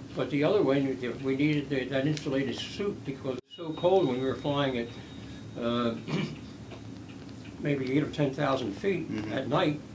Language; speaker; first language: English; native; English